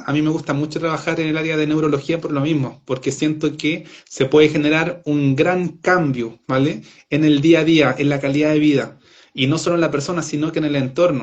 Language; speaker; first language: Spanish; native; Spanish